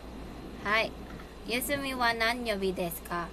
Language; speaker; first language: Japanese; non-native, learner; Filipino